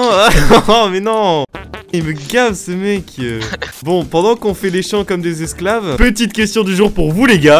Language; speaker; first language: French; native; French